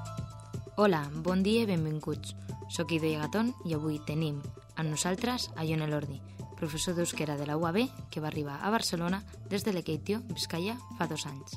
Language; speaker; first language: Catalan; non-native, fluent; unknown